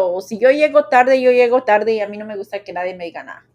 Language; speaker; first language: Spanish; early bilingual, heritage; Spanish